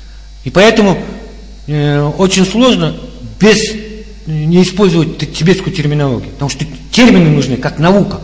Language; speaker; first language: Russian; native; Russian